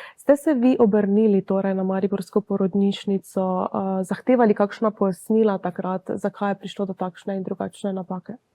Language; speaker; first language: Slovenian; native; Slovenian